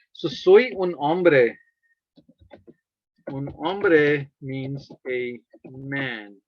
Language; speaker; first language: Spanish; non-native, fluent; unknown